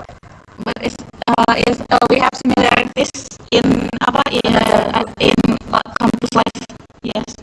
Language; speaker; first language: English; non-native, learner; Indonesian